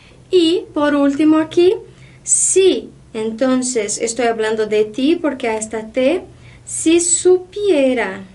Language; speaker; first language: Spanish; non-native, fluent; Portuguese